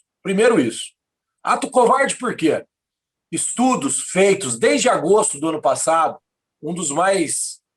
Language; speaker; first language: Portuguese; native; Portuguese